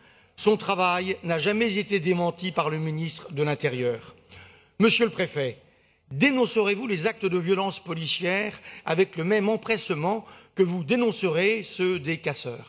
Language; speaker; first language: French; native; French